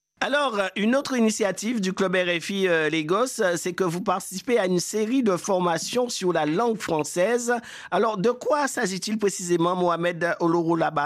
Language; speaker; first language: French; native; French